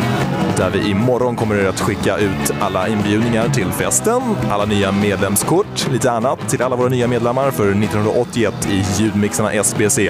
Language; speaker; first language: Swedish; native; Swedish